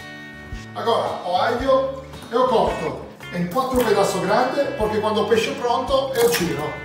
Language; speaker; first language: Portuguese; non-native, learner; Italian